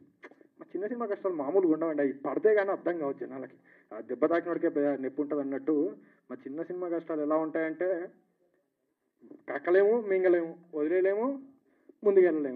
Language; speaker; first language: Telugu; native; Telugu